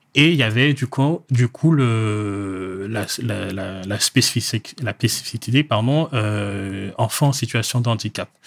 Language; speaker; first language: French; native; French